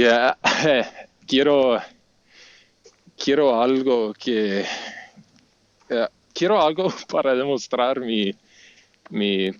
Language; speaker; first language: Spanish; non-native, fluent; English